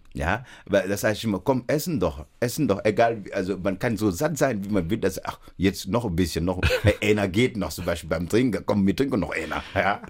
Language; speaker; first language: German; non-native, fluent; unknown